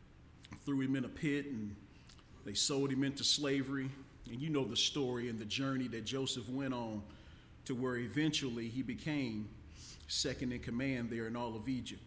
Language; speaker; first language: English; native; English